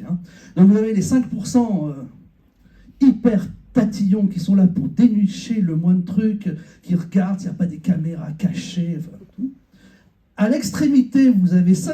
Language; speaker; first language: French; native; French